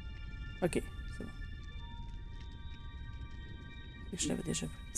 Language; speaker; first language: French; native; French